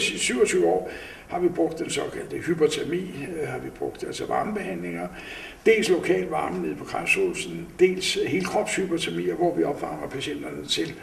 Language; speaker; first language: Danish; native; Danish